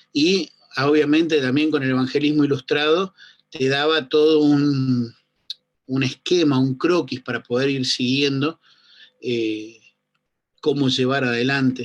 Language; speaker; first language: Spanish; native; Spanish